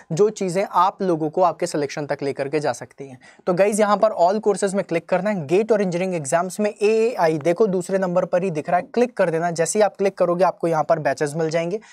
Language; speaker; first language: Hindi; native; Hindi